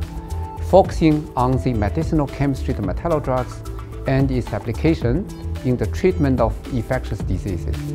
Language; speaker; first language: English; non-native, fluent; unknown